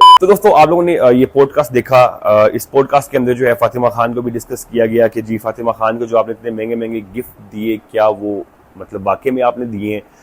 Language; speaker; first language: Urdu; non-native, local second language; Punjabi